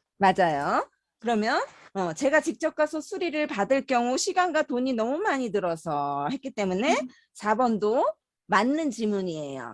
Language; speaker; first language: Korean; native; Korean